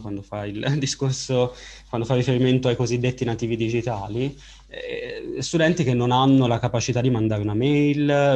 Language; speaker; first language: Italian; native; Italian